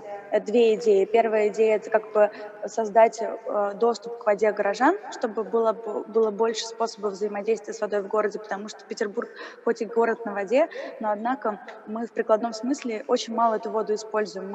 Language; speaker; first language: Russian; native; Russian